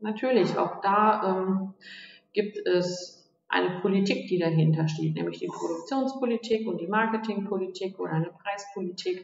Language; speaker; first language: German; native; German